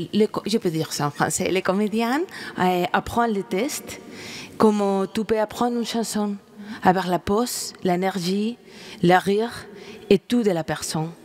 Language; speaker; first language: French; non-native, fluent; Spanish